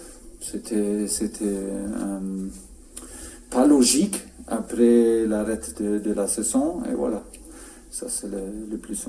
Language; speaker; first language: French; non-native, fluent; German